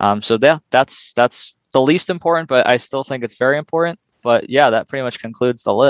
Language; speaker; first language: English; native; English